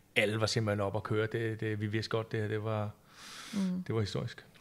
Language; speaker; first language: Danish; native; Danish